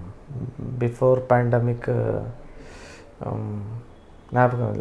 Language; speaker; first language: Tamil; non-native, learner; Kannada